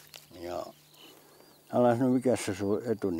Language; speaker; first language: Finnish; native; Finnish